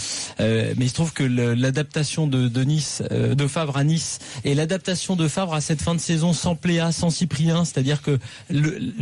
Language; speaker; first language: French; native; French